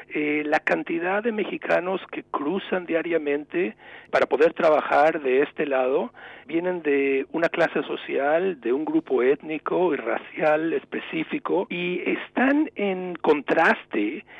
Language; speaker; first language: Spanish; native; Spanish